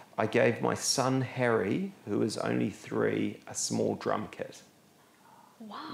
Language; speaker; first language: English; native; English